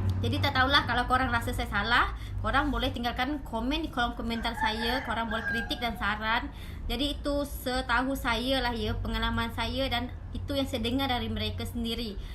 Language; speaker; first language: Malay; native; Malay